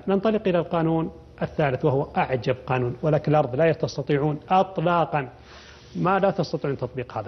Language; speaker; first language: Arabic; native; Arabic